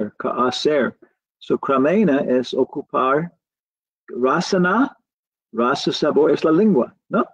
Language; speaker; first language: Spanish; non-native, learner; English